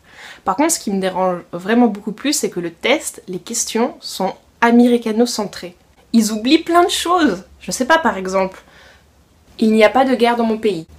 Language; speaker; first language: French; native; French